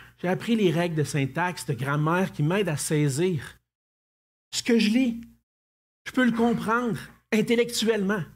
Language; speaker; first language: French; native; French